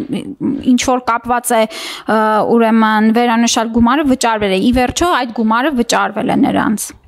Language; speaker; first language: Armenian; native; Armenian